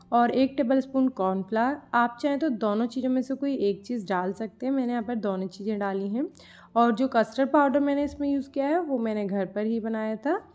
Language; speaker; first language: Hindi; native; Hindi